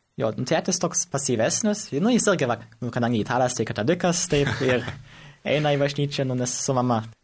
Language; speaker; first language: Lithuanian; early bilingual, heritage; Lithuanian